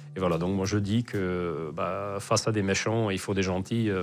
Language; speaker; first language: French; non-native, fluent; Hungarian